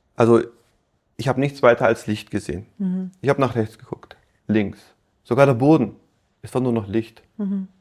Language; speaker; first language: German; native; German